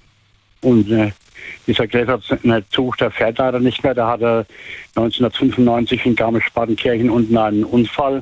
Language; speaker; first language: German; native; German